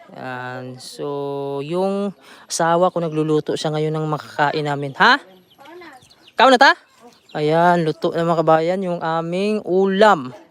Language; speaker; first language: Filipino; non-native, local second language; Cebuano